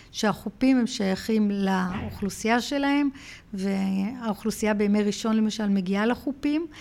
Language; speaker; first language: Hebrew; early bilingual, heritage; Hebrew